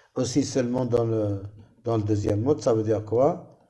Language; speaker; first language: French; non-native, local second language; Arabic